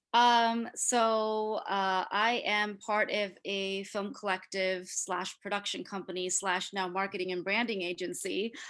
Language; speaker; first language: English; early bilingual, other home language; Hindi